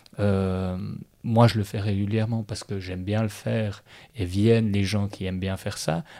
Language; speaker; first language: French; native; French